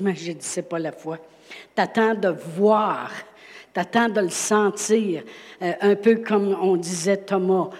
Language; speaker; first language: French; native; French